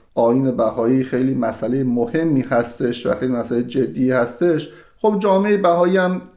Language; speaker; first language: Persian; native; Persian